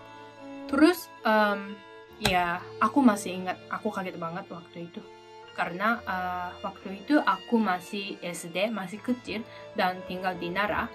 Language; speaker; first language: Indonesian; non-native, fluent; Japanese